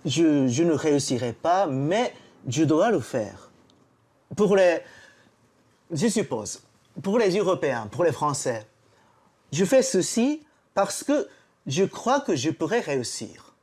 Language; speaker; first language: French; non-native, fluent; Japanese